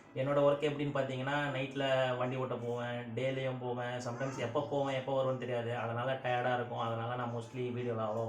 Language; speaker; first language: Tamil; native; Tamil